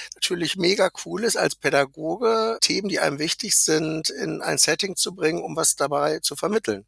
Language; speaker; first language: German; native; German